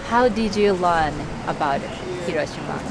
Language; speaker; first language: English; non-native, learner; Japanese